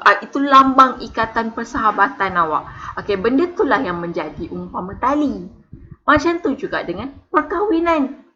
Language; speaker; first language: Malay; native; Malay